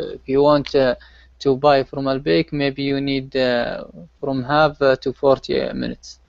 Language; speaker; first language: English; non-native, learner; Arabic